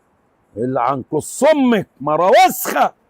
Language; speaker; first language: Arabic; native; Arabic